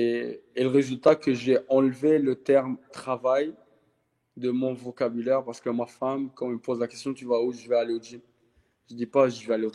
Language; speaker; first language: French; non-native, local second language; Arabic